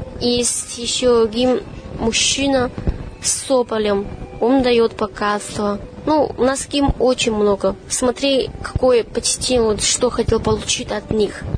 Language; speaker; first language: Russian; non-native, learner; Chinese